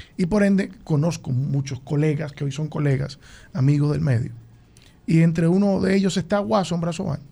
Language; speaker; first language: Spanish; native; Spanish